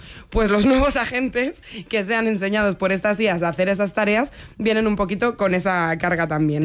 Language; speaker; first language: Spanish; native; Spanish